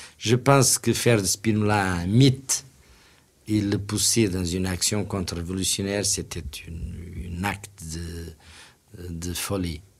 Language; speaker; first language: French; non-native, fluent; Portuguese